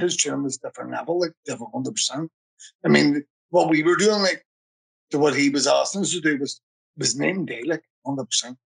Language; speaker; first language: English; native; English